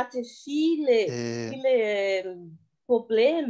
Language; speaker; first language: German; non-native, learner; Portuguese